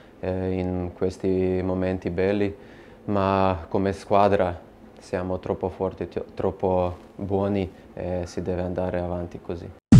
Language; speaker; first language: Italian; non-native, fluent; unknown